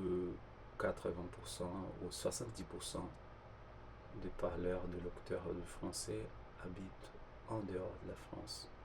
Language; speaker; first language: French; non-native, fluent; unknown